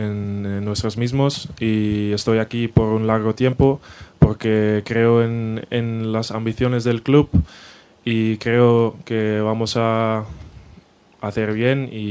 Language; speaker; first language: Spanish; non-native, learner; Dutch